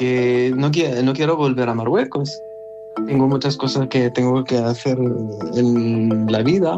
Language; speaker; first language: Spanish; non-native, learner; Arabic